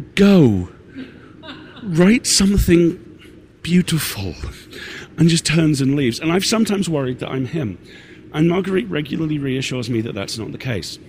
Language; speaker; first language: English; native; English